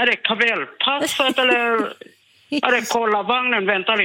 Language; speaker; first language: Swedish; non-native, learner; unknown